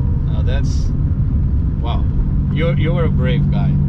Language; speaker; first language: English; non-native, fluent; Portuguese